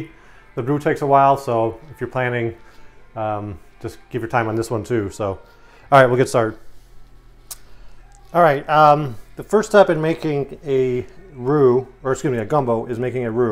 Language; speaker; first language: English; native; English